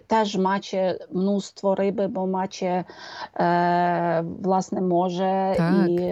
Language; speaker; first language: Polish; non-native, fluent; Ukrainian